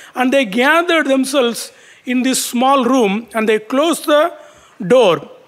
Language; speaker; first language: English; non-native, local second language; Tamil